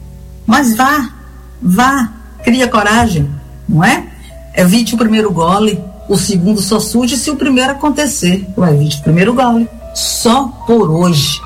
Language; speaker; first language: Portuguese; native; Portuguese